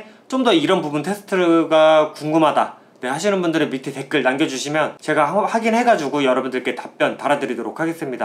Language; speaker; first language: Korean; native; Korean